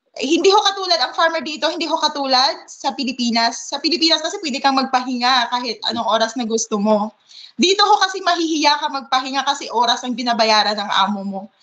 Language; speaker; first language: Filipino; non-native, local second language; Hiligaynon